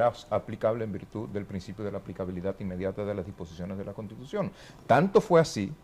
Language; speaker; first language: Spanish; native; Spanish